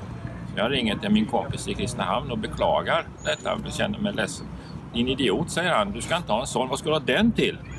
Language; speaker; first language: Swedish; native; Swedish